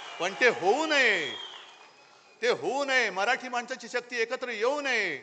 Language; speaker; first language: Marathi; native; Marathi